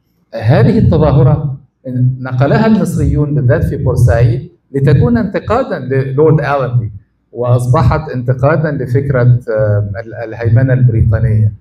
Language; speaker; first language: Arabic; native; Arabic